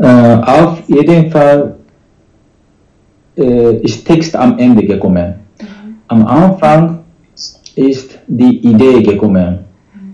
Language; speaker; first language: German; non-native, learner; Japanese